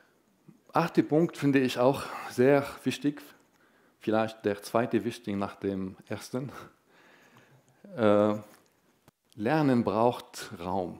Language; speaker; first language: German; non-native, fluent; Arabic